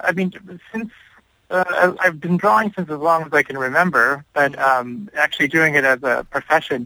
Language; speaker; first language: English; native; English